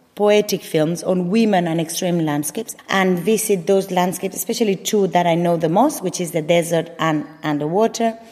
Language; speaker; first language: English; non-native, fluent; Spanish